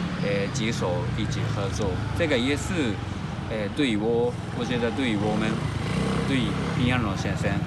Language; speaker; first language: Chinese; non-native, learner; Japanese